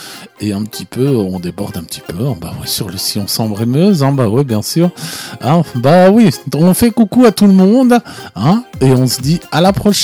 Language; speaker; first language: French; native; French